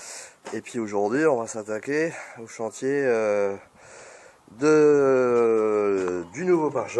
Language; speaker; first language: French; native; French